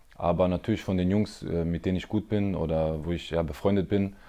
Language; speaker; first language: German; native; German